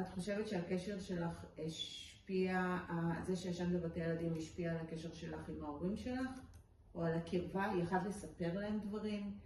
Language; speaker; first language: Hebrew; native; Hebrew